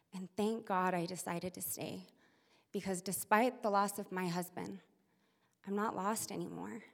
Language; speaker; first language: English; native; English